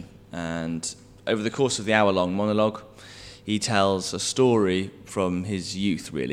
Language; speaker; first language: English; native; English